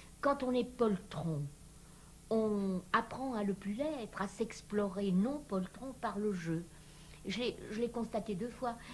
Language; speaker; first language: French; native; French